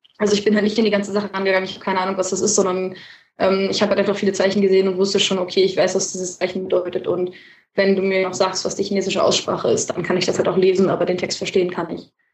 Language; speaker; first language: German; native; German